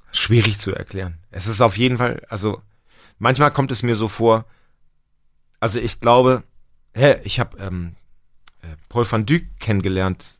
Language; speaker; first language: German; native; German